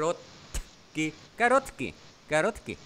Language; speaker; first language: Russian; non-native, fluent; Vietnamese